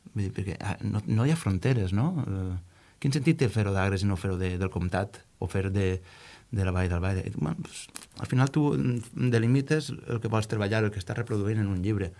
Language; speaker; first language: Catalan; native; Catalan